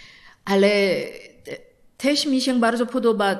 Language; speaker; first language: Polish; non-native, learner; Korean